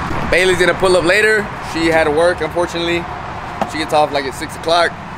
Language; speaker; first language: English; early bilingual, other home language; Spanish